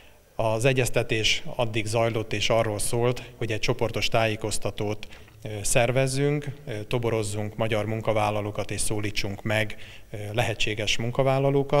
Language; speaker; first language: Hungarian; native; Hungarian